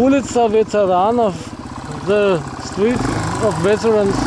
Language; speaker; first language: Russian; non-native, learner; Danish